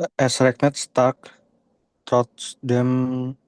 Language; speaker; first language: German; non-native, learner; Indonesian